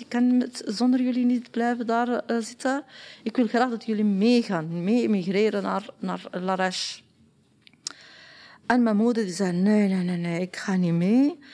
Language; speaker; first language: Dutch; non-native, learner; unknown